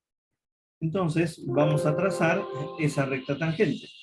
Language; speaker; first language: Spanish; native; Spanish